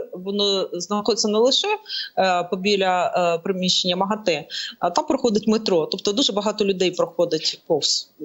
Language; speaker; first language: Ukrainian; native; Ukrainian